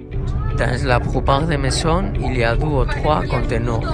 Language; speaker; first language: French; non-native, learner; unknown